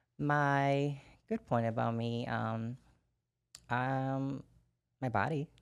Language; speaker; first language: English; non-native, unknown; Portuguese